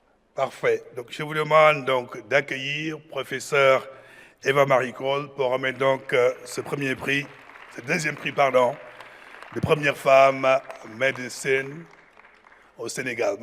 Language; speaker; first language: French; non-native, local second language; Wolof